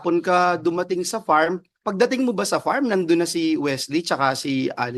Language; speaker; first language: Filipino; native; Filipino